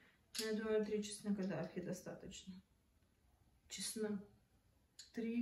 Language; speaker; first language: Russian; early bilingual, heritage; Russian